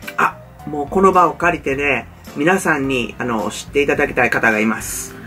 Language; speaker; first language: Japanese; native; Japanese